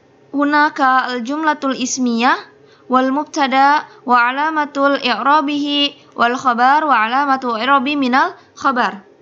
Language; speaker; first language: Arabic; non-native, fluent; Indonesian